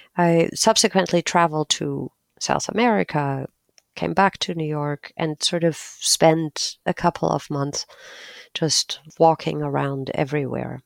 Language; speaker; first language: English; non-native, fluent; German